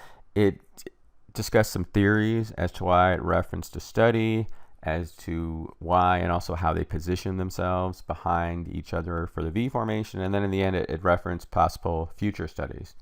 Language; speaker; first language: English; native; English